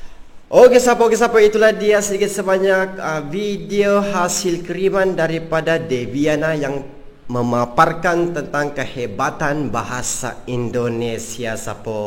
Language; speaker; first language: Malay; native; Malay